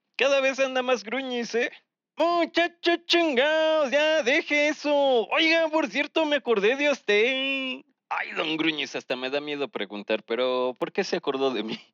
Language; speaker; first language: Spanish; native; Spanish